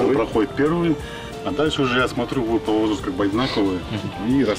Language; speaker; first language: Russian; non-native, local second language; Kyrgyz